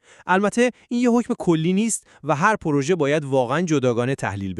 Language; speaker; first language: Persian; native; Persian